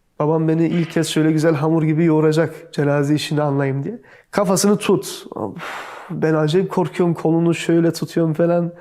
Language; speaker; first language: Turkish; early bilingual, heritage; Turkish